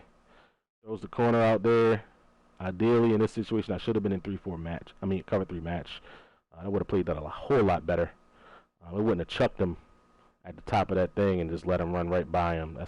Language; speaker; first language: English; native; English